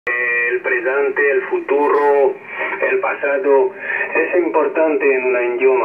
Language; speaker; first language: Spanish; non-native, learner; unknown